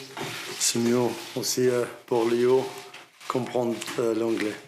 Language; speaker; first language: French; non-native, learner; Arabic